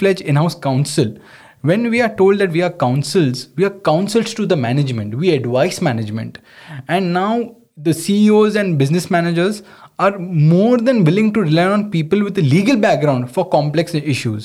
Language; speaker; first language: English; non-native, local second language; Hindi